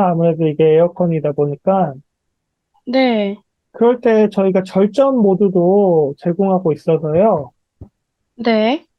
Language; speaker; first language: Korean; native; Korean